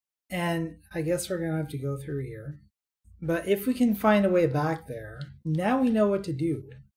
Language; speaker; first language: English; native; English